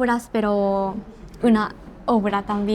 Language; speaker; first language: Spanish; non-native, learner; Japanese